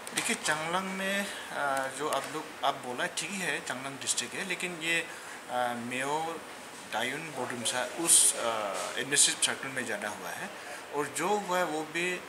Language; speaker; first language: Hindi; non-native, local second language; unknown